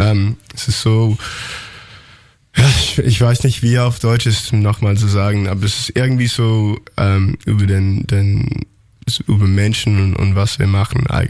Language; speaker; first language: German; non-native, learner; English